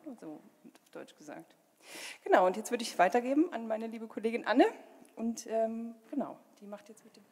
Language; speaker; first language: German; native; German